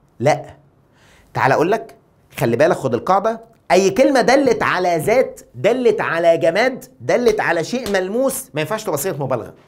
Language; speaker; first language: Arabic; native; Arabic